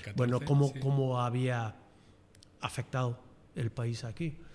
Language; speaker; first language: Spanish; non-native, fluent; English